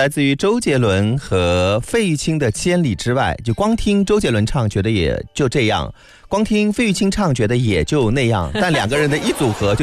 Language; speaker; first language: Chinese; non-native, local second language; Wu Chinese